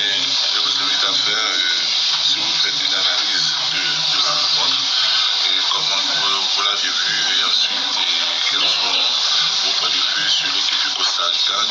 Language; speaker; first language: Spanish; non-native, fluent; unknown